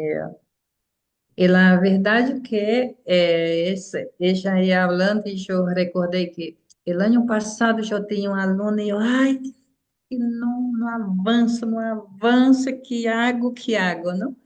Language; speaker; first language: Portuguese; non-native, fluent; Spanish